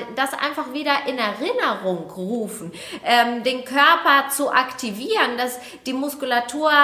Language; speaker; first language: German; native; German